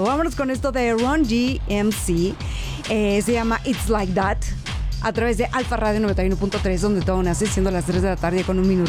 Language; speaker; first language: Spanish; native; Spanish